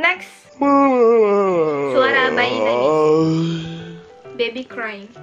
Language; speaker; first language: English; non-native, learner; Indonesian